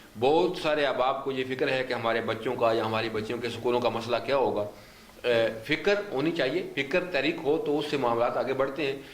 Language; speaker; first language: Urdu; native; Urdu